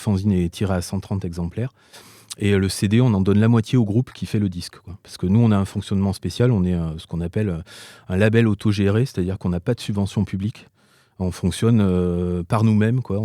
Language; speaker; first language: French; native; French